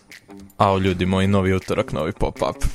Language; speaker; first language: Serbian; native; Serbian